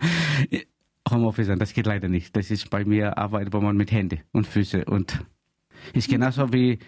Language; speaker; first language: German; non-native, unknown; Greek